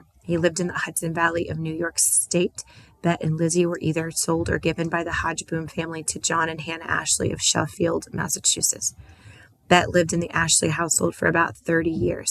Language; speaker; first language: English; native; English